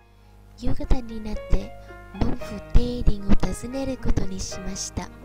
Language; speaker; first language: Japanese; non-native, learner; Vietnamese